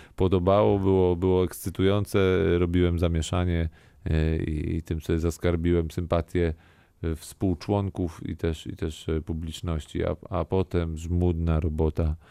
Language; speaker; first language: Polish; native; Polish